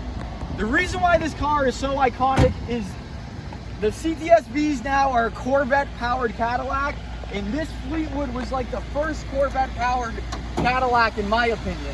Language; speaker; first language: English; native; English